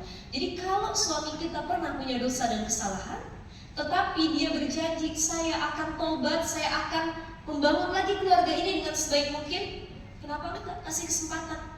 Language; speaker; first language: Indonesian; native; Indonesian